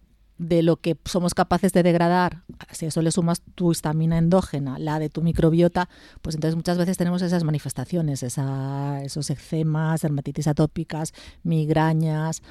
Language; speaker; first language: Spanish; native; Spanish